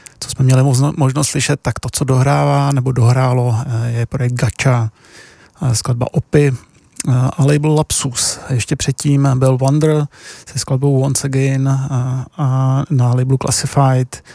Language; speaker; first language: Czech; native; Czech